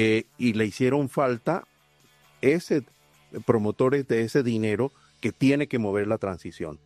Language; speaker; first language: Spanish; native; Spanish